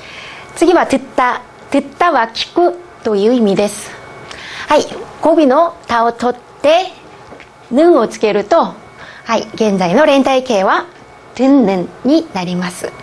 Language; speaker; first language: Japanese; non-native, fluent; Korean